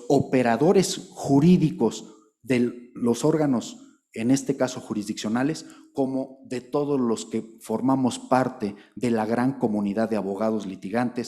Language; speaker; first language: Spanish; native; Spanish